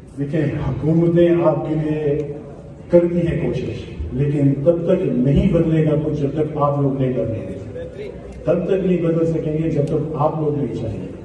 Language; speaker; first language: Urdu; early bilingual, heritage; Urdu